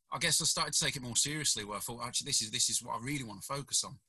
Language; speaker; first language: English; native; English